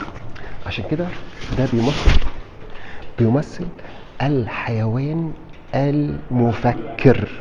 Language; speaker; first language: Arabic; native; Arabic